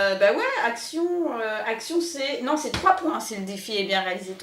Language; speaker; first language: French; native; French